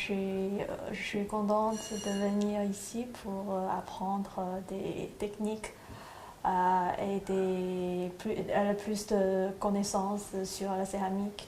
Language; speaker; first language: French; non-native, learner; Chinese